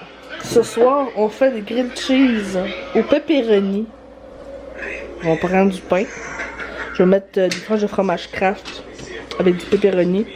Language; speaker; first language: French; native; French